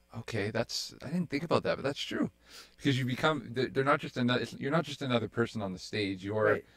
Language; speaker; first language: English; native; English